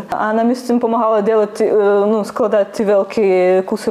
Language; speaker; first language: Czech; non-native, learner; Russian